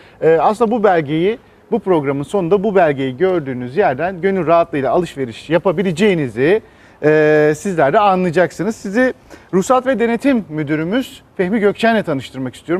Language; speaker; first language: Turkish; native; Turkish